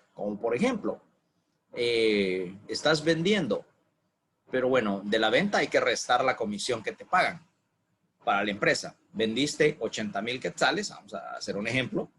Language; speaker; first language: Spanish; native; Spanish